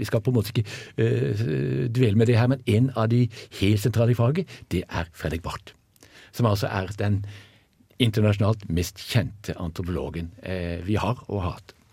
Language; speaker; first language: Norwegian; native; Norwegian